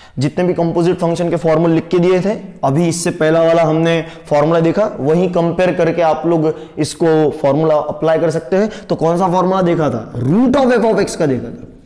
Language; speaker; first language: Hindi; non-native, local second language; Marathi